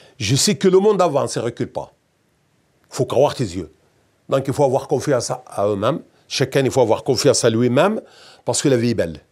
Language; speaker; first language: French; non-native, local second language; Berber languages